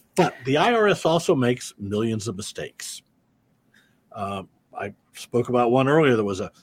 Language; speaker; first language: English; native; English